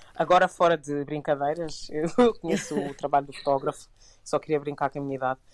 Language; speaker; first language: Portuguese; native; Portuguese